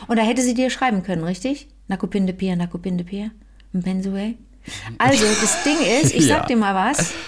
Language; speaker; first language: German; native; German